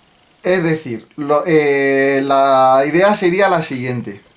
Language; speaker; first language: Spanish; native; Spanish